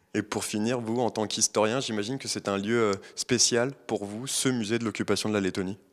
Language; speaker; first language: French; native; French